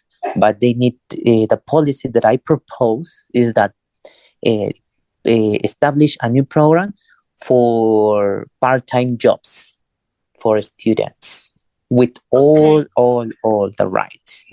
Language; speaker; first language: English; non-native, fluent; Spanish